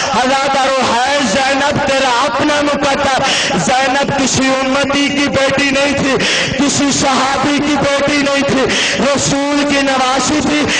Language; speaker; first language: Urdu; non-native, local second language; Saraiki